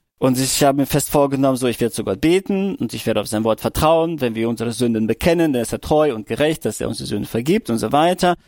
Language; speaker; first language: German; early bilingual, other home language; Russian